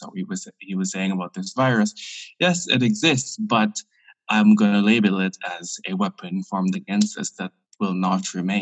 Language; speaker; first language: English; non-native, local second language; Filipino